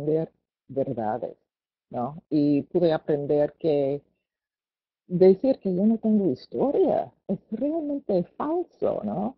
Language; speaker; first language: Spanish; non-native, fluent; English